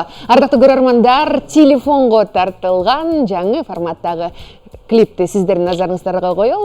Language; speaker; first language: Kyrgyz; native; Kyrgyz